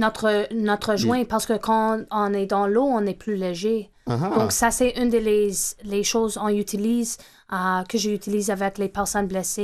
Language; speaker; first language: French; non-native, fluent; English